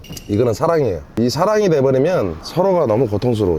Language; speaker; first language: Korean; native; Korean